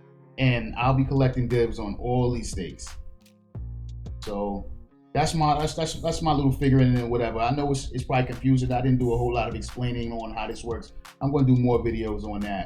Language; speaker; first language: English; native; English